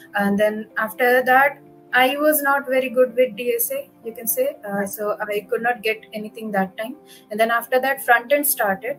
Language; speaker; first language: English; non-native, local second language; Odia